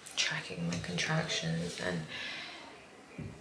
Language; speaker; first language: English; early bilingual, other home language; Spanish